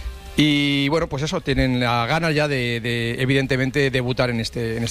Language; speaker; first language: Spanish; native; Spanish